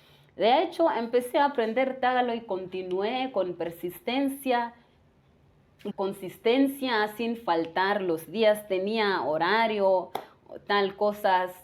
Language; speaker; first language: Spanish; non-native, fluent; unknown